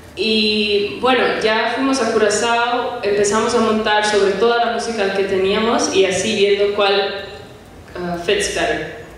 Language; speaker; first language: Spanish; non-native, fluent; Papiamento